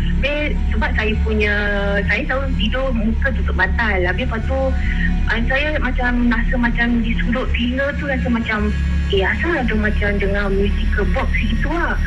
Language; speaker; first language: Malay; native; Malay